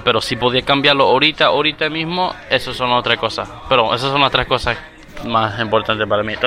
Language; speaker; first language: Spanish; early bilingual, heritage; Spanish